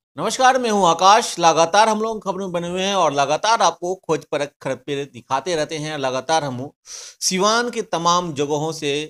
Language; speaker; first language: Hindi; native; Hindi